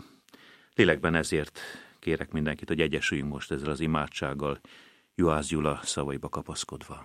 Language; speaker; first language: Hungarian; native; Hungarian